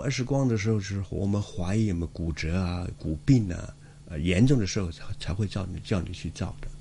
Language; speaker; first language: Chinese; non-native, local second language; Cantonese